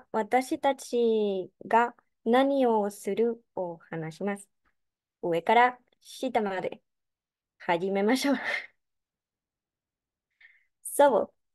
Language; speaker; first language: Japanese; non-native, learner; Spanish